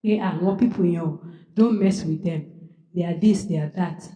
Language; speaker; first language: English; non-native, local second language; Yoruba